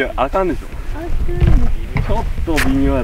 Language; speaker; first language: Japanese; native; Japanese